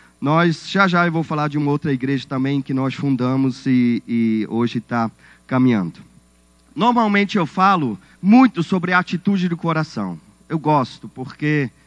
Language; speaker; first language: Portuguese; non-native, fluent; German